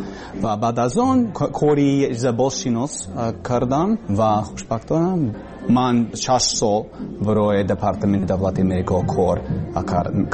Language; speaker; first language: Persian; non-native, learner; English